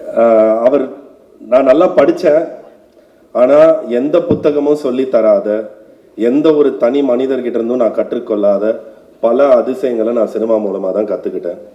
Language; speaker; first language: Tamil; native; Tamil